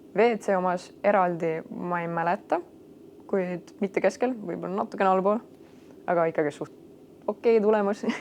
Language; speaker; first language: Estonian; non-native, local second language; Russian